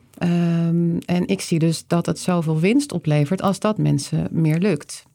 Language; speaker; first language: Dutch; native; Dutch